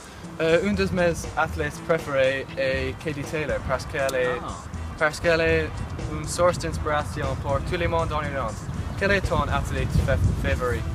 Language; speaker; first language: French; non-native, learner; English